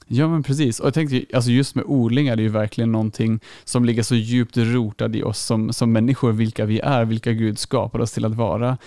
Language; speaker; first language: Swedish; non-native, fluent; German